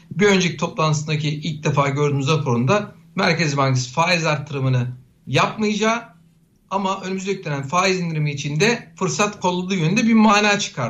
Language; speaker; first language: Turkish; native; Turkish